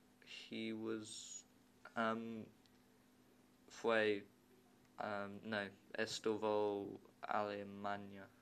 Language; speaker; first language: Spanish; non-native, learner; English